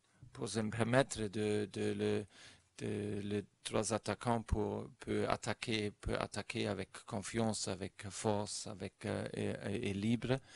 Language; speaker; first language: French; non-native, learner; German